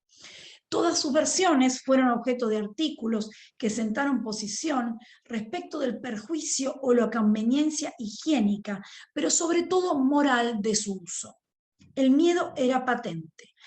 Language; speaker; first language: Spanish; native; Spanish